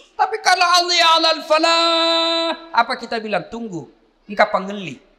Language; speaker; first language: Indonesian; non-native, local second language; Buginese